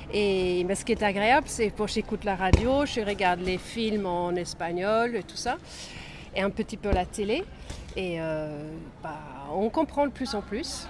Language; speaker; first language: French; non-native, fluent; Swedish